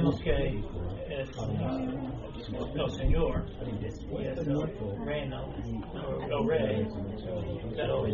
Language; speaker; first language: Spanish; non-native, learner; English